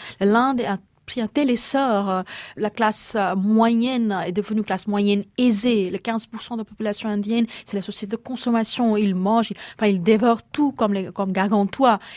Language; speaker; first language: French; non-native, fluent; Bangla